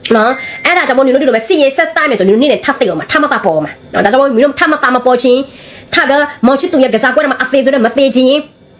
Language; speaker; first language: Burmese; non-native, local second language; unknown